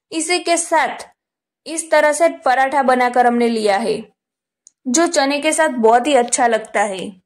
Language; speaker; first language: Hindi; non-native, local second language; Gujarati